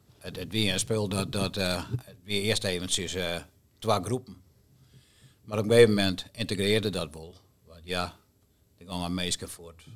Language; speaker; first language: Dutch; non-native, local second language; Western Frisian